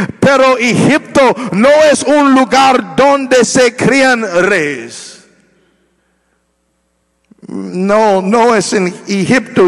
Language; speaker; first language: Spanish; non-native, learner; English